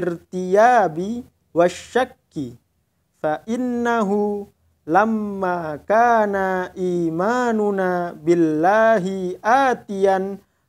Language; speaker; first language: Arabic; non-native, fluent; Indonesian